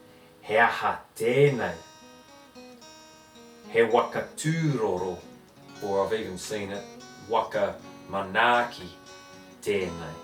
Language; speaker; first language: Māori; non-native, fluent; English